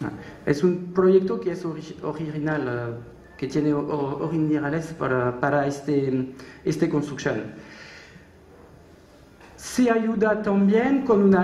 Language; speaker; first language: Spanish; non-native, learner; French